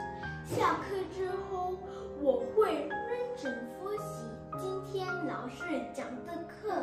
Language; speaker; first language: Chinese; early bilingual, heritage; Chinese